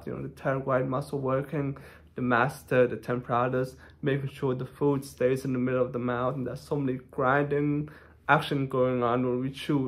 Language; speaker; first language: English; non-native, fluent; Thai